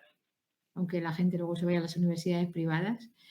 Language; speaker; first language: Spanish; native; Spanish